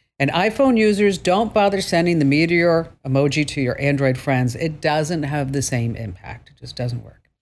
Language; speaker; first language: English; native; English